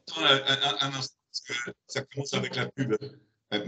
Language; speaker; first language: French; non-native, learner; German